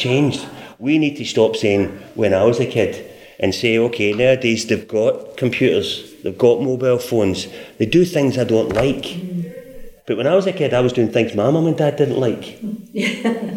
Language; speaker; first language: English; native; English